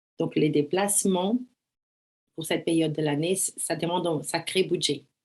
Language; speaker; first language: French; non-native, fluent; Portuguese